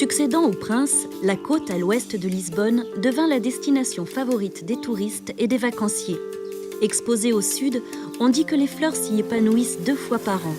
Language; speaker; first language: French; native; French